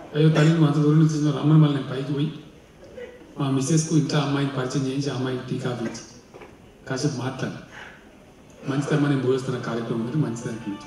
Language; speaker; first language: Telugu; native; Telugu